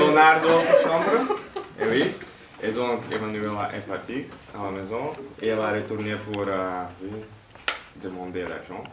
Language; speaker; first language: French; non-native, learner; Dutch